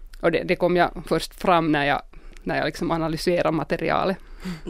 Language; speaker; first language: Swedish; non-native, local second language; Finnish